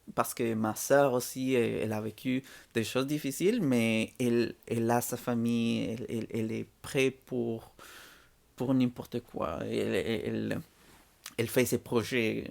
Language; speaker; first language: French; non-native, fluent; Spanish